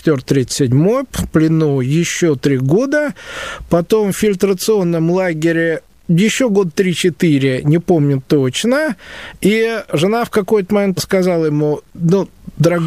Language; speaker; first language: Russian; native; Russian